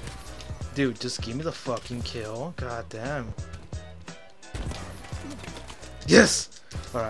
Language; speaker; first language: English; native; English